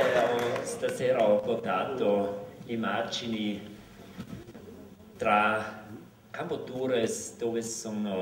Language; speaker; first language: Italian; non-native, local second language; German